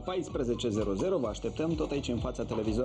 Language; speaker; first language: Romanian; native; Romanian